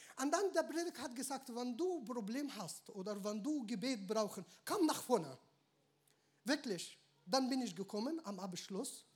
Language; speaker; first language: German; non-native, learner; Arabic